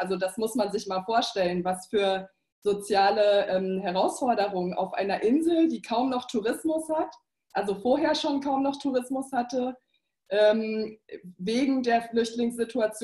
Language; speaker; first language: German; native; German